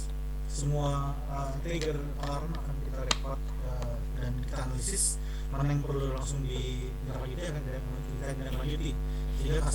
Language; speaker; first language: Indonesian; native; Indonesian